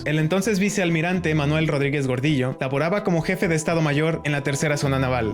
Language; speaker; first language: Spanish; native; Spanish